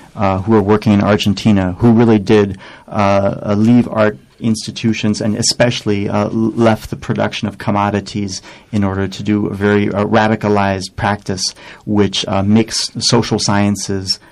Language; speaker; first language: English; native; English